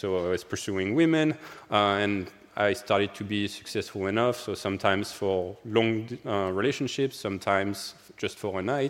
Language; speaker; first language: English; non-native, fluent; French